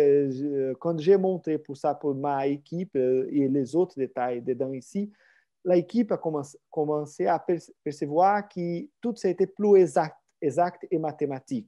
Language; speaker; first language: French; non-native, fluent; Portuguese